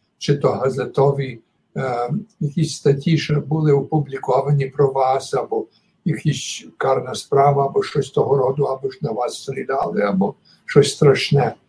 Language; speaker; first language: Ukrainian; early bilingual, heritage; Ukrainian